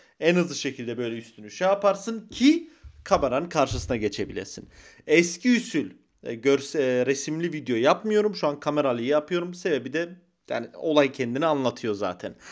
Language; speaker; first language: Turkish; early bilingual, heritage; Turkish